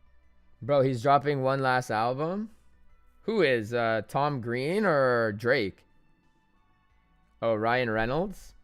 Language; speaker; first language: English; native; English